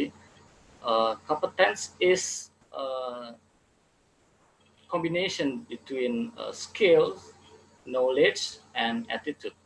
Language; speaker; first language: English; non-native, fluent; Indonesian